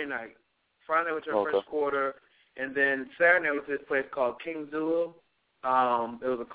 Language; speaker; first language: English; native; English